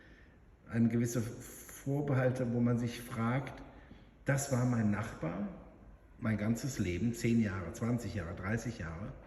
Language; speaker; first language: German; native; German